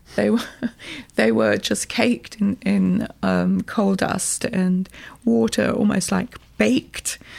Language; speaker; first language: English; native; English